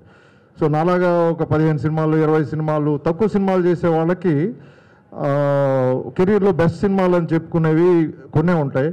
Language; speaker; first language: Telugu; native; Telugu